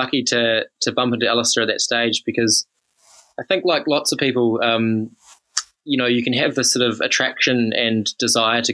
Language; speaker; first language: English; native; English